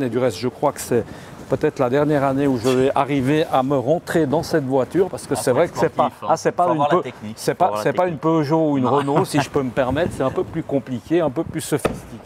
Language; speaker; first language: French; native; French